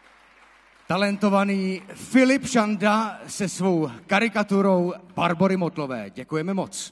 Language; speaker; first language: Czech; native; Czech